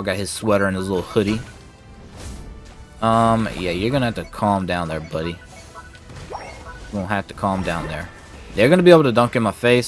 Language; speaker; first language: English; native; English